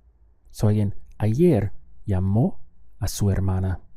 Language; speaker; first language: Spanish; non-native, fluent; English